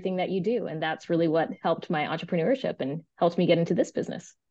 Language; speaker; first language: English; early bilingual, other home language; Spanish